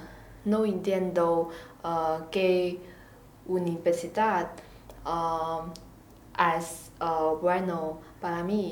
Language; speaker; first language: Spanish; non-native, learner; Chinese